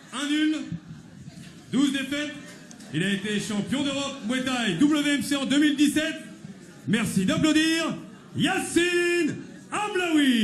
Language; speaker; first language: French; native; French